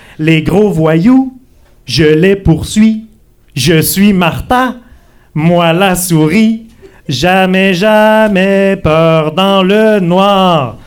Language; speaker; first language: French; native; French